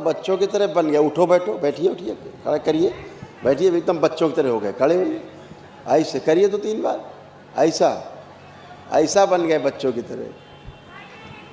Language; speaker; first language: Hindi; native; Hindi